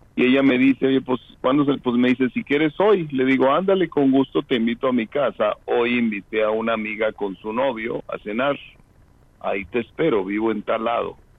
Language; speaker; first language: Spanish; native; Spanish